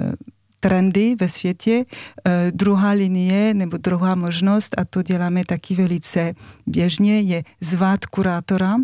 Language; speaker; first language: Czech; non-native, fluent; French